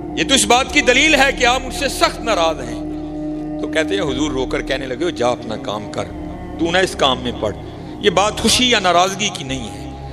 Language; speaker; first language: Urdu; non-native, local second language; Punjabi